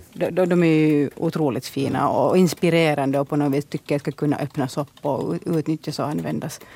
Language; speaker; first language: Swedish; native; Swedish